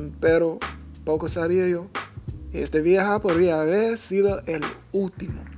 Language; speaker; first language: Spanish; non-native, learner; English